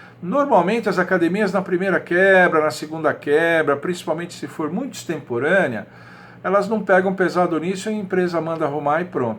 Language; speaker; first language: Portuguese; native; Portuguese